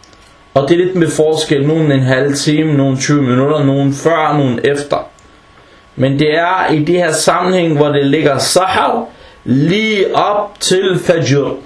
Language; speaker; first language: Danish; early bilingual, other home language; Arabic